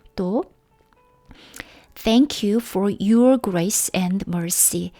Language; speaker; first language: English; non-native, fluent; Korean